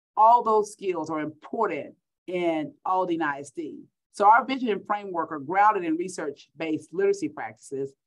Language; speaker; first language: English; native; English